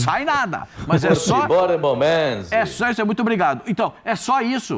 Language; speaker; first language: Portuguese; native; Portuguese